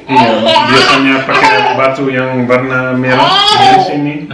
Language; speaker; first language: Indonesian; non-native, fluent; Dutch